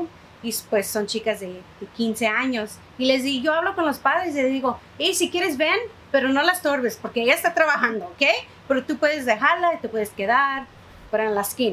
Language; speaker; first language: Spanish; early bilingual, heritage; Spanish